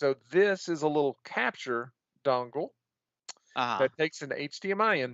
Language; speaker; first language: English; native; English